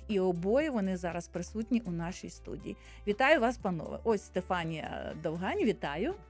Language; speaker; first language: Ukrainian; native; Ukrainian